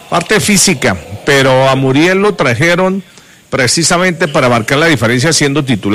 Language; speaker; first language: Spanish; native; Spanish